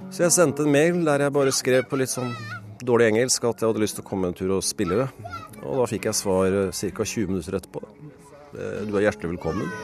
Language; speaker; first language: Norwegian; native; Norwegian